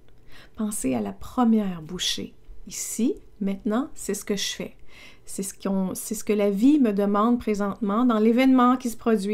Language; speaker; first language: French; native; French